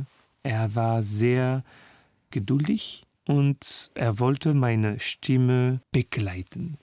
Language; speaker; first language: German; non-native, learner; French